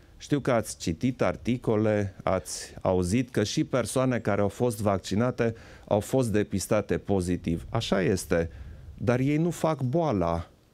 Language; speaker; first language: Romanian; non-native, local second language; German